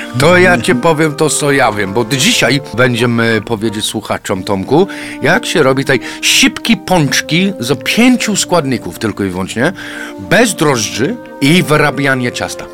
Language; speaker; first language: Polish; non-native, fluent; English